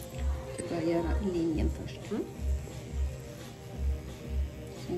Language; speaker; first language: Swedish; non-native, fluent; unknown